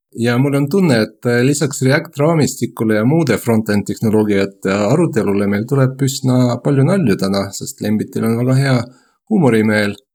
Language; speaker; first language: Estonian; non-native, local second language; Russian